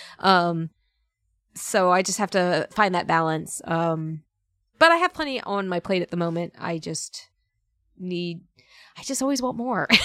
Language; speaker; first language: English; native; English